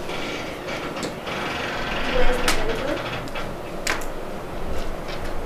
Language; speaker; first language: Romanian; native; Romanian